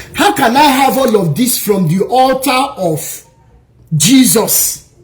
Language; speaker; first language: English; non-native, local second language; Yoruba